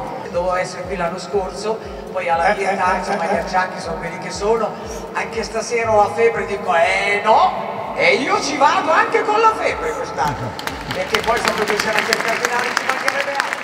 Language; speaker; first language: Italian; native; Italian